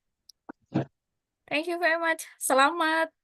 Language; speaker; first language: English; non-native, fluent; Indonesian